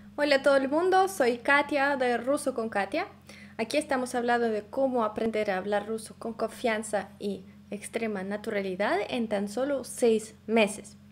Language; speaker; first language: Spanish; non-native, fluent; Russian